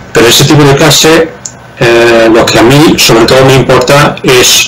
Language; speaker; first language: Spanish; non-native, fluent; Dutch